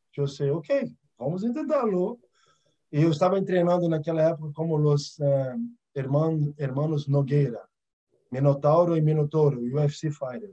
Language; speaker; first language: Portuguese; early bilingual, other home language; Arabic